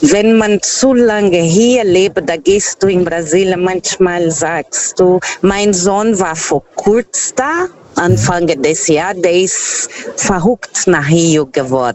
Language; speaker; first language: German; non-native, fluent; Portuguese